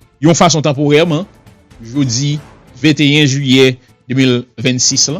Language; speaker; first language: Haitian Creole; native; Haitian Creole